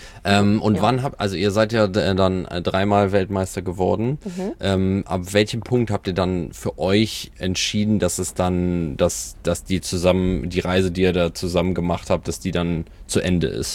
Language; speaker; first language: German; native; German